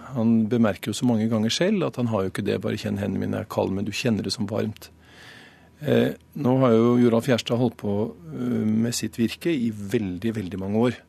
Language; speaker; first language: Norwegian; native; Norwegian